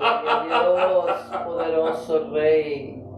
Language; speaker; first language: Spanish; native; Spanish